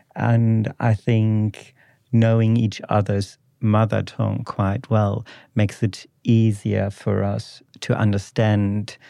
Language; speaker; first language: English; non-native, fluent; German